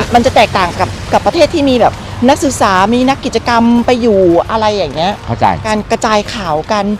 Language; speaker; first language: Thai; native; Thai